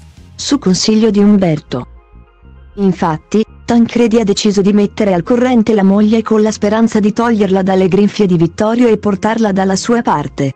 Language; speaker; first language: Italian; native; Italian